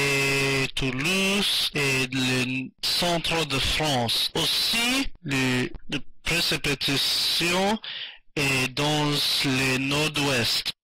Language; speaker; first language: French; non-native, learner; English